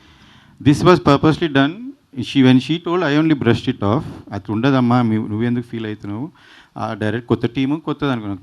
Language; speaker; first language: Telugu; native; Telugu